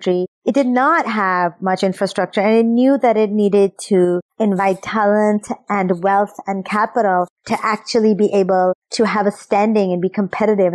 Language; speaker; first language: English; non-native, local second language; Urdu